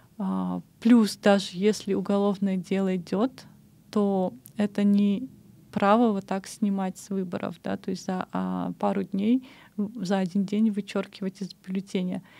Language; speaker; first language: Russian; non-native, local second language; Kyrgyz